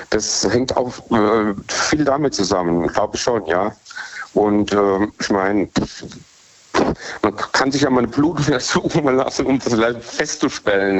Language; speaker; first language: German; native; German